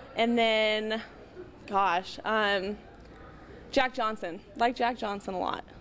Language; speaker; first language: English; native; English